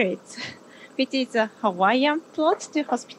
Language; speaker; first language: English; non-native, learner; Japanese